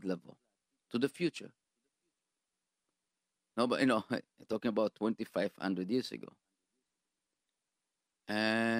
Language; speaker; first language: English; non-native, fluent; Hebrew